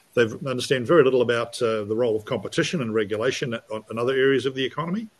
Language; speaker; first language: English; native; English